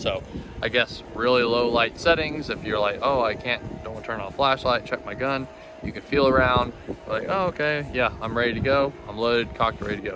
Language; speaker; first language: English; native; English